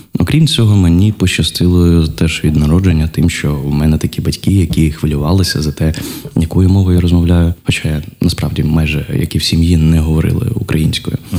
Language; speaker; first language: Ukrainian; non-native, local second language; Russian